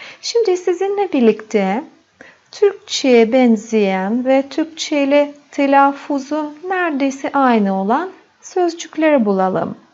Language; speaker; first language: Turkish; non-native, fluent; Russian